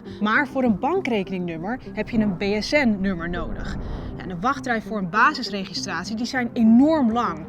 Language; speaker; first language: Dutch; native; Dutch